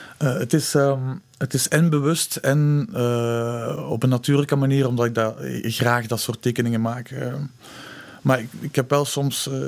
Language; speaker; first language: Dutch; native; Dutch